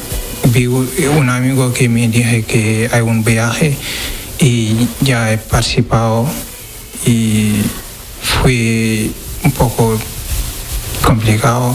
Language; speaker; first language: Spanish; non-native, learner; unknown